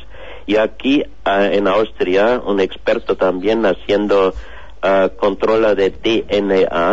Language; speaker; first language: Spanish; non-native, learner; German